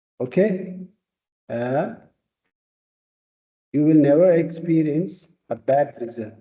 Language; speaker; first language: English; non-native, fluent; Tibetan